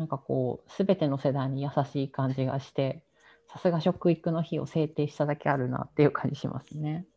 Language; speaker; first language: Japanese; native; Japanese